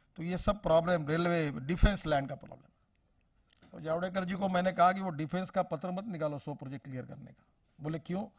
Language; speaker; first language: Hindi; non-native, local second language; Marathi